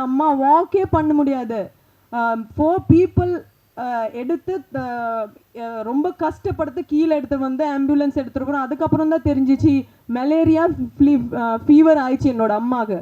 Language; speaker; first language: Tamil; non-native, fluent; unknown